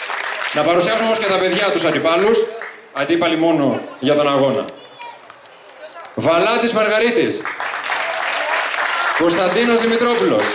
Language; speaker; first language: Greek; native; Greek